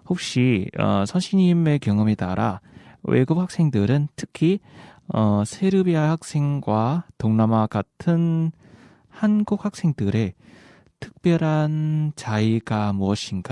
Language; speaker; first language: Korean; non-native, fluent; Vietnamese